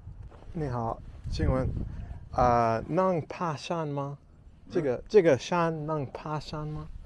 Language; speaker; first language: Chinese; non-native, learner; English